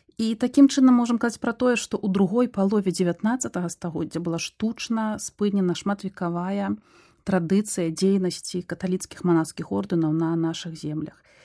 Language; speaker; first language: Belarusian; non-native, local second language; Russian